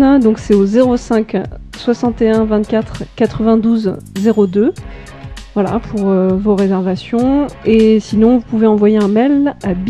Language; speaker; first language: French; native; French